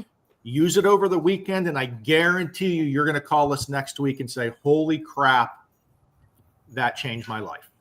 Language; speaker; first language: English; native; English